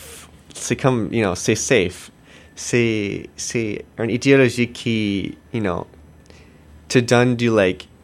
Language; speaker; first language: French; non-native, local second language; English